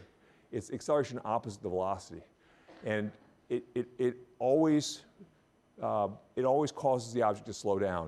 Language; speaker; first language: English; native; English